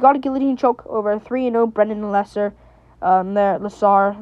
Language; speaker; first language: English; native; English